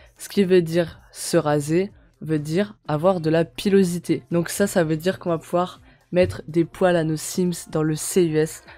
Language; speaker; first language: French; native; French